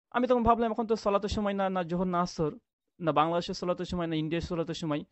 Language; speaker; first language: Bangla; native; Bangla